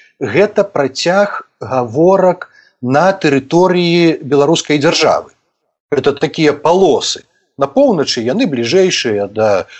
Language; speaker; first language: Belarusian; native; Belarusian